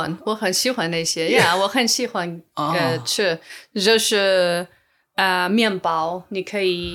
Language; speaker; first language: Chinese; non-native, learner; English